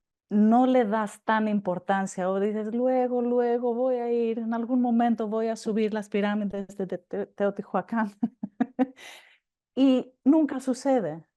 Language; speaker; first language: Spanish; non-native, fluent; Greek